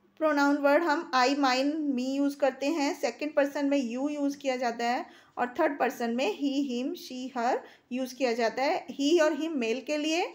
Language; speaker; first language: Hindi; native; Hindi